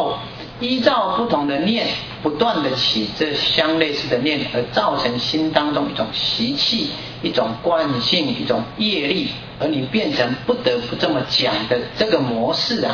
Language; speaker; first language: Chinese; native; Chinese